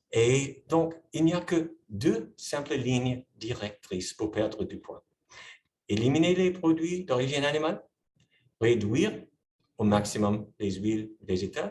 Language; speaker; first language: French; non-native, fluent; English